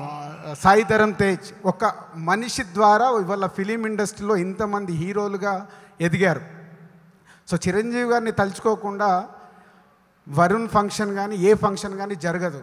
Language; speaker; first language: Telugu; native; Telugu